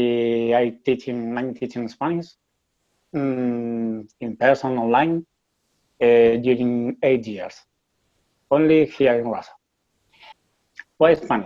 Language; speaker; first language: English; non-native, learner; Spanish